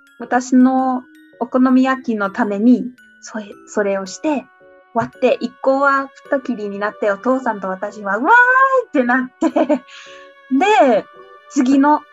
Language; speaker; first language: Japanese; non-native, fluent; English